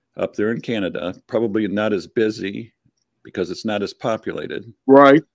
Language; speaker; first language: English; native; English